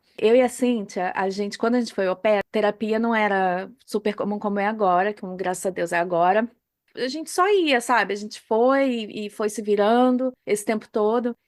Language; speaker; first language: Portuguese; native; Portuguese